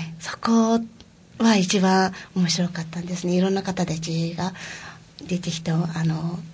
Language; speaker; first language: Japanese; non-native, fluent; Mongolian